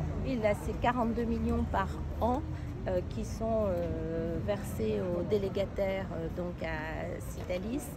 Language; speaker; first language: French; native; French